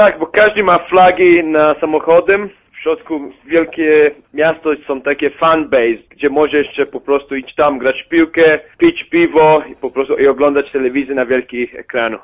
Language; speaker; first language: Polish; non-native, learner; Italian